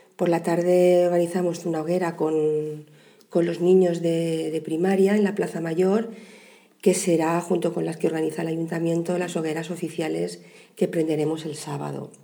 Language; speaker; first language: Spanish; native; Spanish